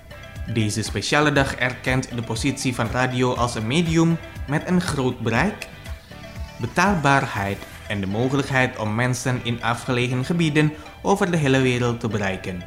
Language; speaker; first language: Dutch; non-native, fluent; Indonesian